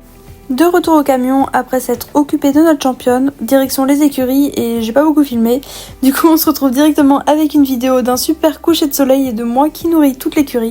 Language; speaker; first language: French; native; French